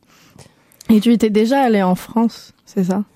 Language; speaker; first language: French; native; French